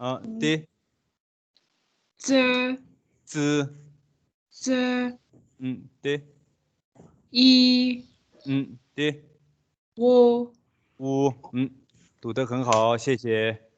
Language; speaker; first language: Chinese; non-native, local second language; Tibetan